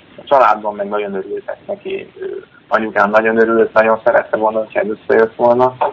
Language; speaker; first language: Hungarian; native; Hungarian